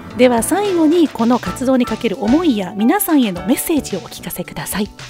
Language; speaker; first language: Japanese; native; Japanese